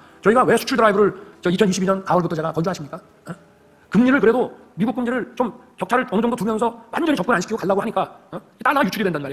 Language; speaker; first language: Korean; native; Korean